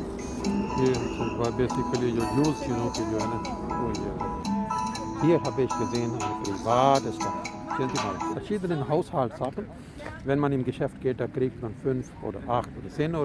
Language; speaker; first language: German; non-native, fluent; Urdu